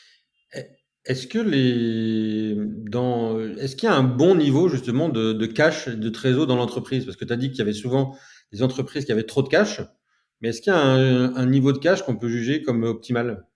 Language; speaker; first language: French; native; French